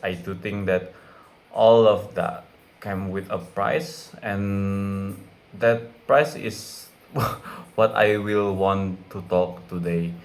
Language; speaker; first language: English; non-native, fluent; Indonesian